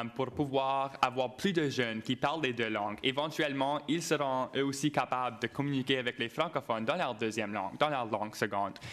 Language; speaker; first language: French; non-native, local second language; English